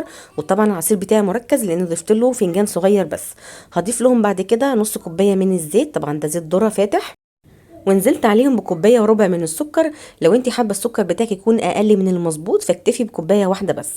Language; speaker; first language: Arabic; native; Arabic